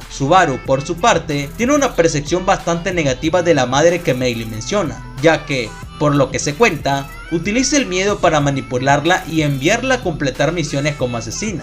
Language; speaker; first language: Spanish; native; Spanish